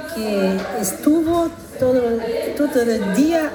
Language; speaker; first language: Spanish; non-native, learner; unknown